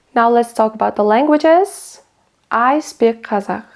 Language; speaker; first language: English; non-native, fluent; Kazakh